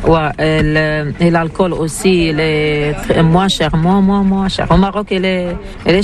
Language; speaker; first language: French; non-native, learner; Arabic